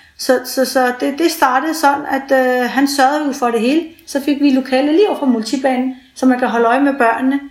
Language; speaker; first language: Danish; early bilingual, other home language; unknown